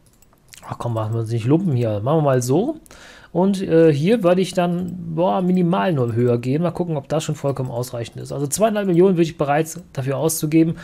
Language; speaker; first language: German; native; German